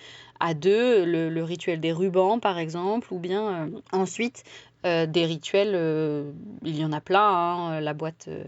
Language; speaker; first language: French; native; French